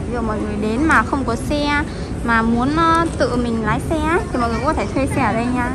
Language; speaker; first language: Vietnamese; native; Vietnamese